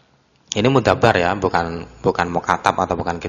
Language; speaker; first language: Indonesian; native; Indonesian